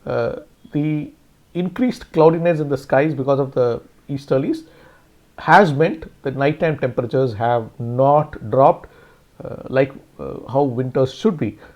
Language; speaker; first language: English; non-native, local second language; Tamil